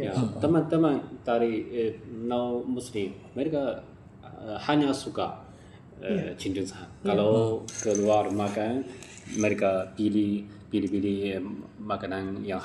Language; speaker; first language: Indonesian; non-native, learner; Chinese